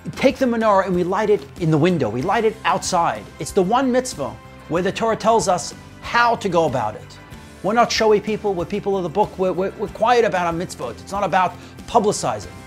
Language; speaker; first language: English; native; English